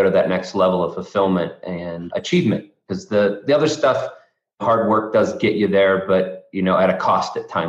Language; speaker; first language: English; native; English